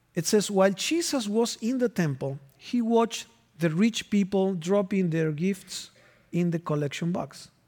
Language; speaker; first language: English; non-native, fluent; Spanish